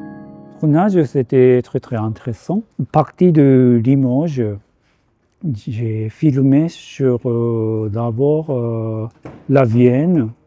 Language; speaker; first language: French; non-native, fluent; Japanese